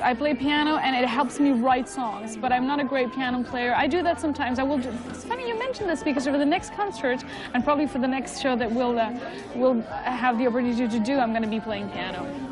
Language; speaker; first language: English; non-native, fluent; Italian